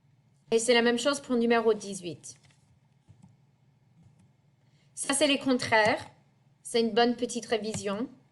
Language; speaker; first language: French; non-native, fluent; English